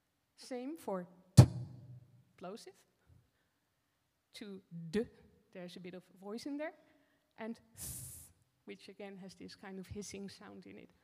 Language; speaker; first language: English; non-native, fluent; Dutch